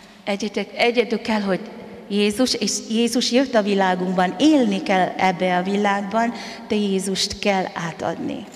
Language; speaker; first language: Hungarian; non-native, fluent; Tongan